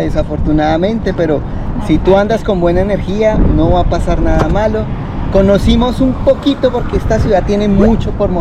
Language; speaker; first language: Spanish; native; Spanish